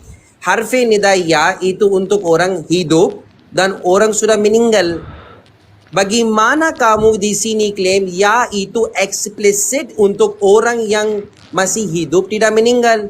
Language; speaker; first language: Indonesian; non-native, learner; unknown